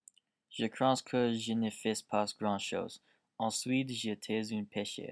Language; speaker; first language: French; non-native, learner; English